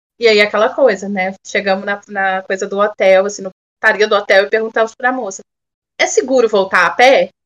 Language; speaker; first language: Portuguese; native; Portuguese